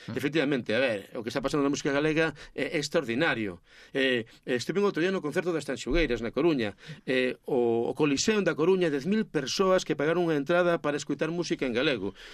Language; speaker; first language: Galician; native; Galician